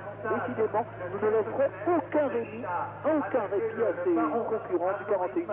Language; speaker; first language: French; native; French